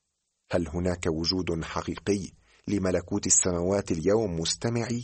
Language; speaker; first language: Arabic; native; Arabic